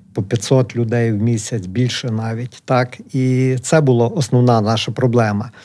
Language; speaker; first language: Ukrainian; native; Ukrainian